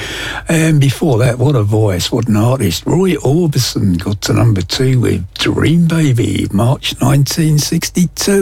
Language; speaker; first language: English; native; English